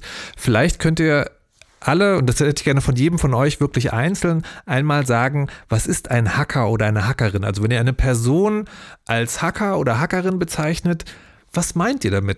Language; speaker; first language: German; native; German